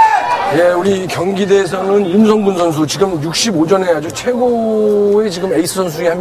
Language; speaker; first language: Korean; native; Korean